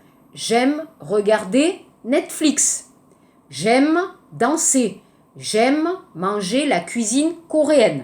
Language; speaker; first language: French; native; French